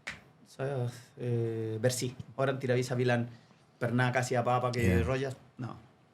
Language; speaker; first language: Indonesian; non-native, fluent; Spanish